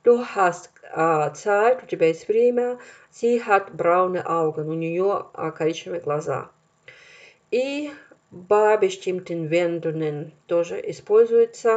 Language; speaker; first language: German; non-native, fluent; Russian